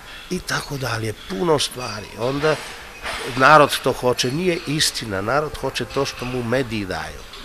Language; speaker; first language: Serbian; non-native, fluent; Slovenian